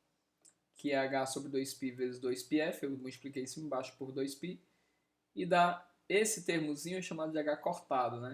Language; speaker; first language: Portuguese; native; Portuguese